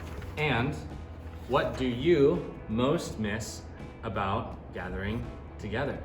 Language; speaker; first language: English; native; English